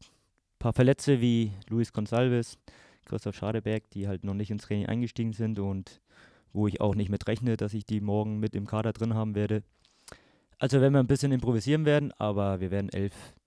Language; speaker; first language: German; native; German